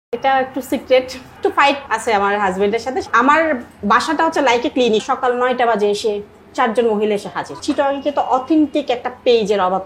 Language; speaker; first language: Bangla; native; Bangla